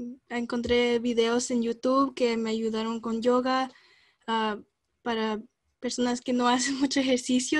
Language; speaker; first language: Spanish; early bilingual, other home language; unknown